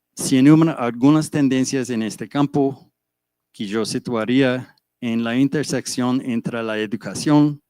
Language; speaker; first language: Spanish; non-native, fluent; English